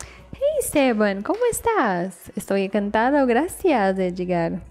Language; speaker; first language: Spanish; non-native, learner; English